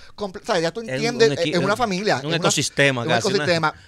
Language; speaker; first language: Spanish; native; Spanish